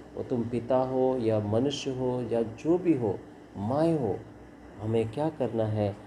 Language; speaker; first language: Hindi; non-native, local second language; Kannada